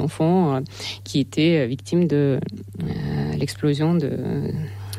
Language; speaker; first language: French; non-native, fluent; Russian